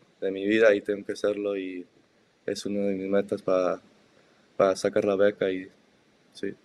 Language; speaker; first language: Spanish; early bilingual, heritage; Spanish